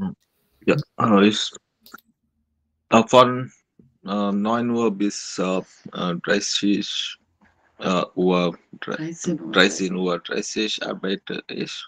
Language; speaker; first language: German; non-native, learner; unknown